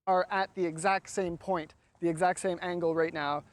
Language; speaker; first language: English; native; English